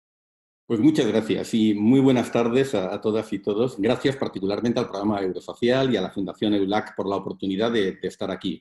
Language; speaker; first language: Spanish; native; Spanish